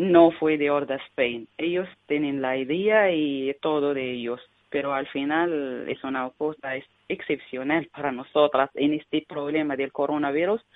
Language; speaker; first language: Spanish; non-native, learner; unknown